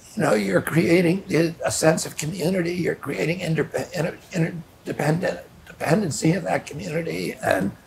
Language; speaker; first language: English; native; English